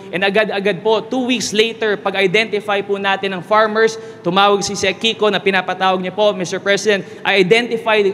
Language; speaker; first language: Filipino; non-native, local second language; Bikol